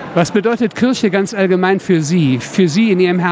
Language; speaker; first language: German; native; German